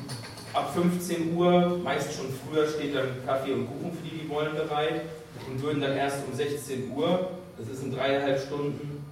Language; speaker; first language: German; native; German